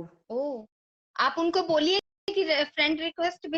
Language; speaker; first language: Hindi; native; Hindi